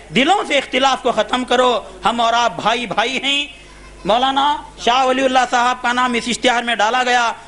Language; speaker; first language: Urdu; native; Urdu